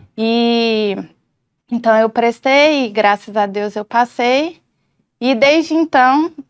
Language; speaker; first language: Portuguese; native; Portuguese